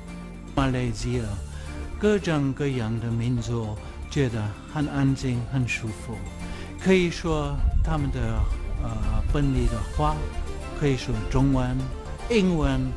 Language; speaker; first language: Chinese; non-native, fluent; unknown